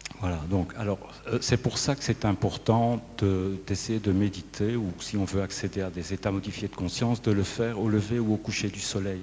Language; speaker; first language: French; native; French